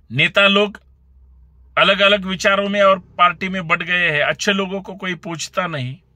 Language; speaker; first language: Hindi; non-native, local second language; Marathi